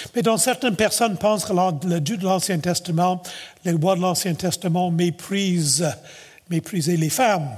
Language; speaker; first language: French; native; French